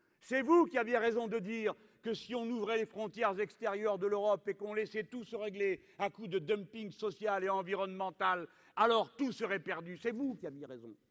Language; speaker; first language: French; native; French